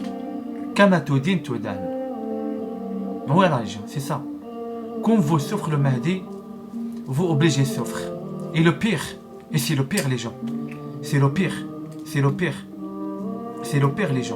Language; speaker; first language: French; non-native, learner; Arabic